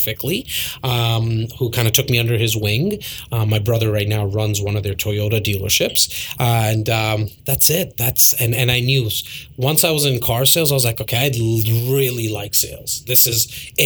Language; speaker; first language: English; native; English